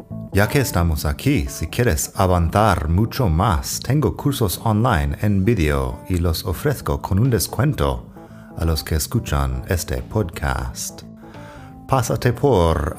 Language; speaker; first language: Spanish; non-native, fluent; English